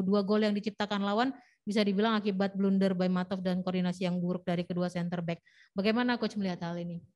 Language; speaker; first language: Indonesian; native; Indonesian